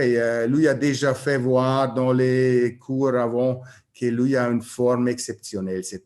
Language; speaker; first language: French; non-native, learner; German